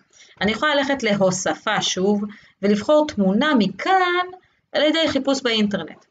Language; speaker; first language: Hebrew; native; Hebrew